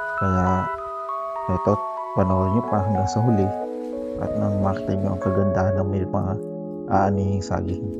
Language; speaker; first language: Filipino; native; Filipino